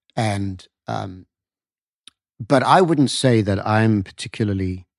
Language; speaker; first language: English; native; English